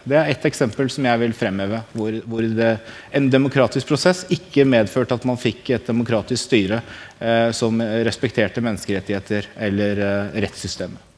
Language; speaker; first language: Norwegian; native; Norwegian